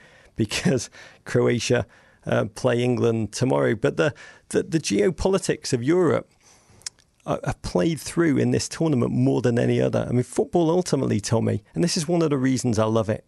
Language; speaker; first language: English; native; English